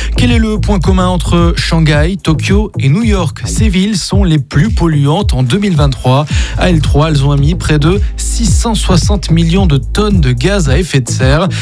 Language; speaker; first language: French; native; French